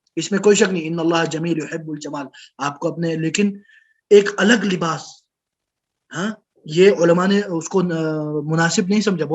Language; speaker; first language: Urdu; non-native, local second language; Pashto